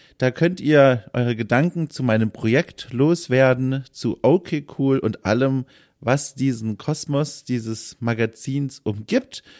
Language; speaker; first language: German; native; German